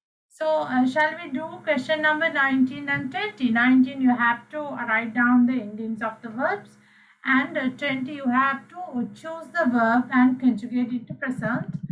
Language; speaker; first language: English; non-native, local second language; Sinhala